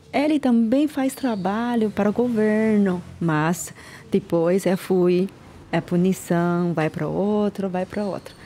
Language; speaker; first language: Portuguese; non-native, learner; Chinese